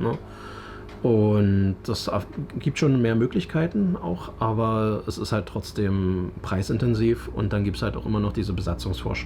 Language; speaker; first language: German; native; German